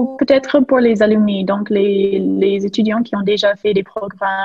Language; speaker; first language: French; non-native, fluent; English